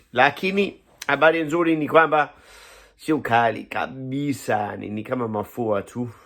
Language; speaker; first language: Swahili; non-native, fluent; English